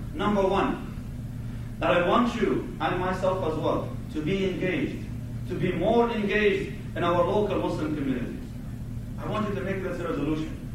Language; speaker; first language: English; non-native, fluent; Arabic